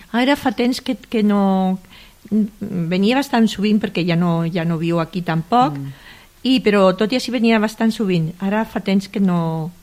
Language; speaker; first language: Catalan; native; Catalan